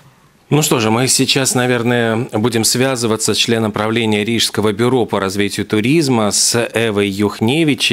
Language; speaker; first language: Russian; native; Russian